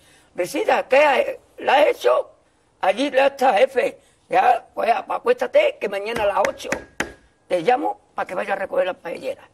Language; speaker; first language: Spanish; native; Spanish